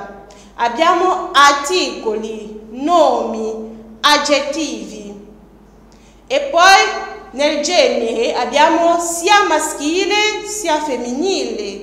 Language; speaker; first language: Italian; non-native, fluent; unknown